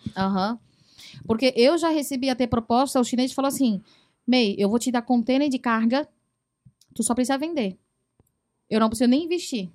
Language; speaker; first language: Portuguese; early bilingual, other home language; Chinese